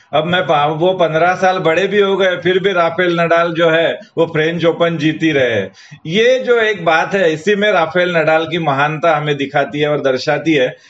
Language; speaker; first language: Hindi; non-native, local second language; Marathi